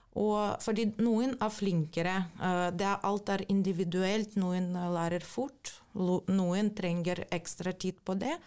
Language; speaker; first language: Norwegian; non-native, fluent; Ukrainian